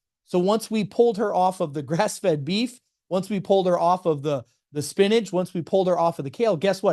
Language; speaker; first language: English; native; English